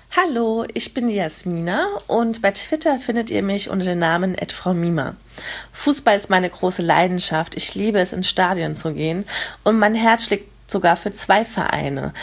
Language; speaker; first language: German; native; German